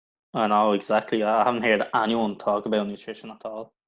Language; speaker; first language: English; native; English